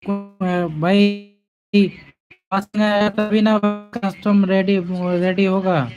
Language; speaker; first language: Hindi; non-native, local second language; Bangla